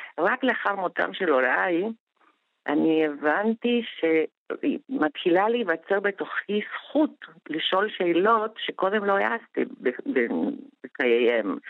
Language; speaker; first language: Hebrew; non-native, fluent; Spanish